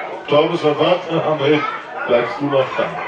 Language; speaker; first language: German; native; German